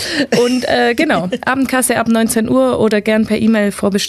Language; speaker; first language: German; native; German